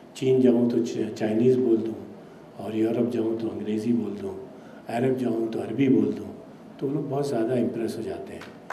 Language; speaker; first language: Urdu; native; Urdu